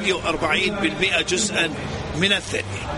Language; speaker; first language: Arabic; native; Arabic